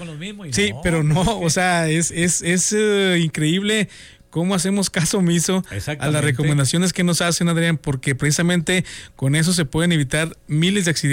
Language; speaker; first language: Spanish; native; Spanish